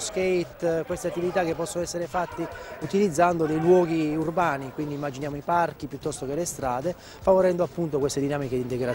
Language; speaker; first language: Italian; native; Italian